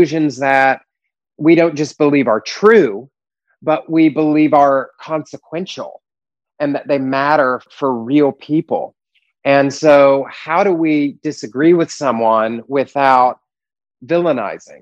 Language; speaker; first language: English; native; English